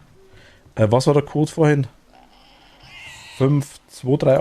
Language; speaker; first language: German; native; German